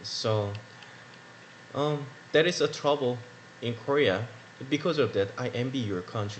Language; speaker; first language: English; non-native, learner; Korean